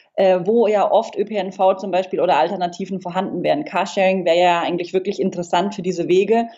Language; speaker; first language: German; non-native, fluent; English